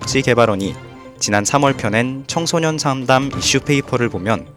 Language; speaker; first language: Korean; native; Korean